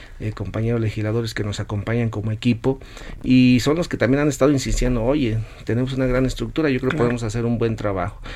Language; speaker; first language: Spanish; native; Spanish